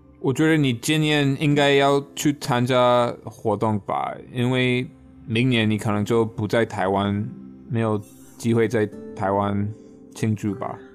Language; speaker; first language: Chinese; non-native, fluent; English